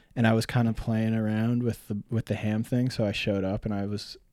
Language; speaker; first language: English; native; English